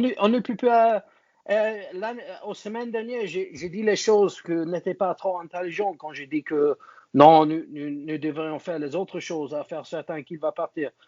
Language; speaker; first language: French; non-native, learner; English